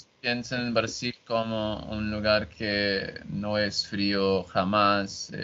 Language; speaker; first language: Spanish; non-native, learner; Portuguese